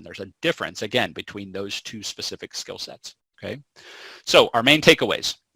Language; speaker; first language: English; native; English